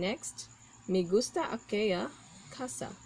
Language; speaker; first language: Spanish; non-native, learner; Cebuano